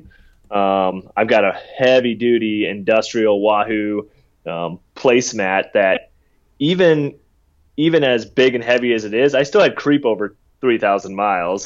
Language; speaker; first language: English; native; English